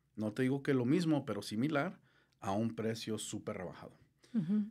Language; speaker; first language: Spanish; early bilingual, heritage; Spanish